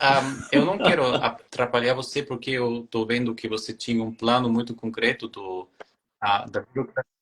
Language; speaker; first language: Portuguese; non-native, fluent; German